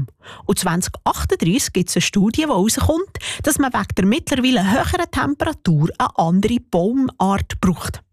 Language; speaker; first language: German; native; German